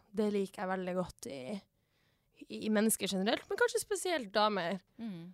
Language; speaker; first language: Norwegian; native; Norwegian